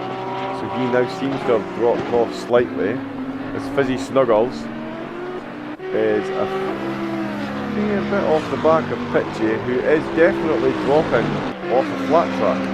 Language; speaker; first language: English; native; English